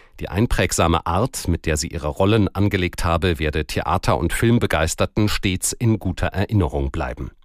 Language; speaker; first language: German; native; German